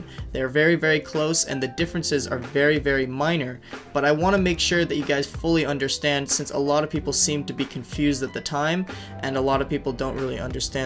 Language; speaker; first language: English; native; English